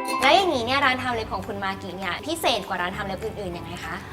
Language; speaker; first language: Thai; native; Thai